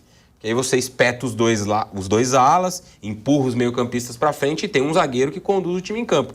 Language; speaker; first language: Portuguese; native; Portuguese